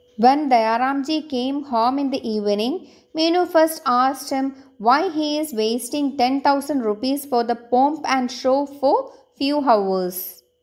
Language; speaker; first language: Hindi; non-native, local second language; Malayalam